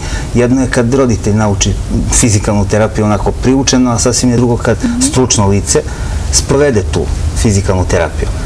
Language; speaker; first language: Serbian; native; Serbian